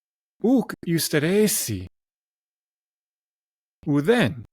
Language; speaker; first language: Greek; non-native, learner; English